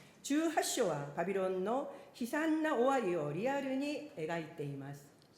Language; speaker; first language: Japanese; non-native, fluent; Korean